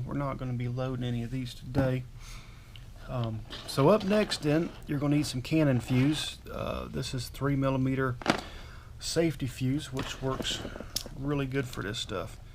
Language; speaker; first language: English; native; English